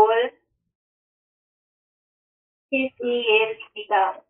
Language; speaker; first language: Korean; non-native, learner; Filipino